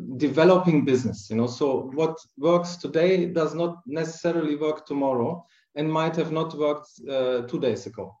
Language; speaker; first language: English; non-native, fluent; German